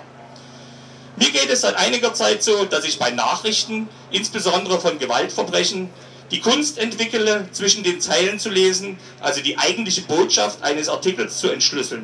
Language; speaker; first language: German; native; German